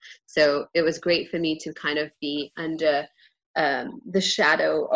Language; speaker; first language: English; native; English